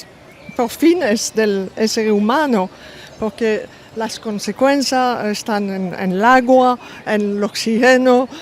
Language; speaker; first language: Spanish; non-native, fluent; French